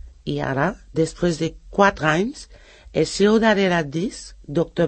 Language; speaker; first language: Catalan; non-native, learner; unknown